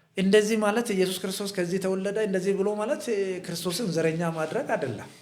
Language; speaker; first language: Amharic; non-native, local second language; Hadiyya